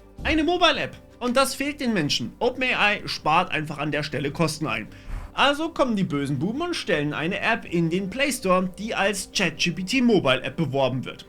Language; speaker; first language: German; native; German